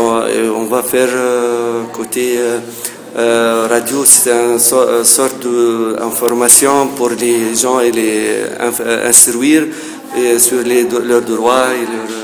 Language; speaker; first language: French; non-native, local second language; Arabic